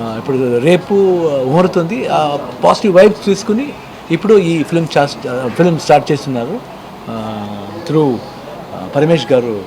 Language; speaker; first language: Telugu; non-native, learner; Kannada